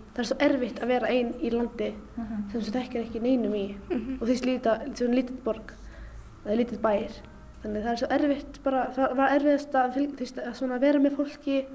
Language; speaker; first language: Icelandic; non-native, fluent; Arabic